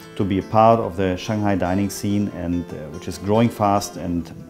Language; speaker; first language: English; non-native, fluent; German